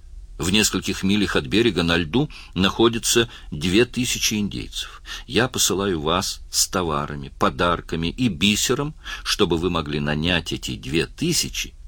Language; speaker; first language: Russian; native; Russian